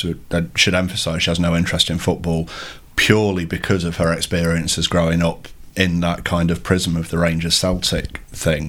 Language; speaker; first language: English; native; English